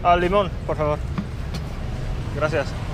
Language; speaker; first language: Spanish; non-native, learner; English